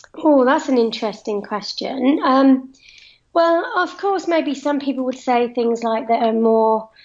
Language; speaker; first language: English; native; English